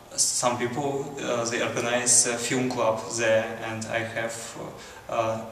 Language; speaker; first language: English; non-native, fluent; Russian